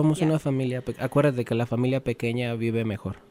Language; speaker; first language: Spanish; native; Spanish